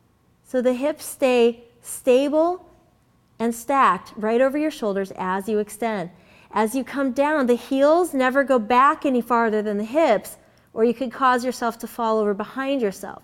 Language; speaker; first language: English; native; English